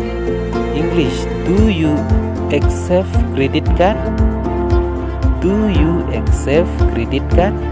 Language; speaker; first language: English; non-native, learner; Khasi